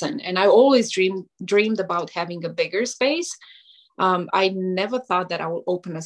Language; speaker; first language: English; non-native, fluent; Romanian